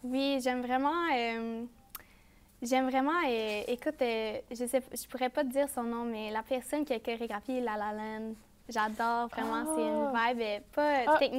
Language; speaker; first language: French; native; French